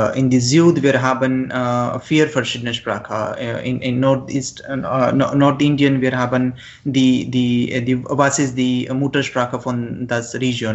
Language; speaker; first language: German; non-native, learner; Marathi